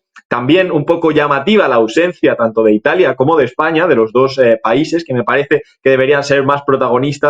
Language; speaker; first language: Spanish; native; Spanish